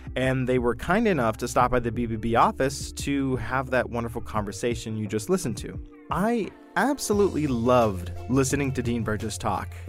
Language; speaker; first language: English; native; English